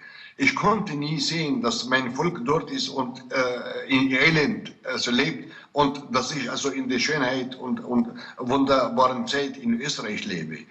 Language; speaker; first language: German; non-native, fluent; Kurdish